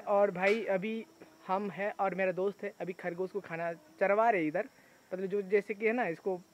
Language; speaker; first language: Hindi; non-native, local second language; Bangla